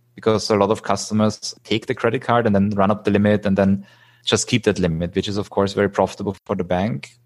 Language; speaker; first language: English; non-native, fluent; German